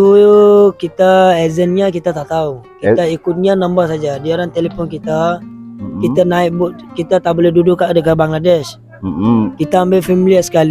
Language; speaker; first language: Indonesian; non-native, learner; Rohingya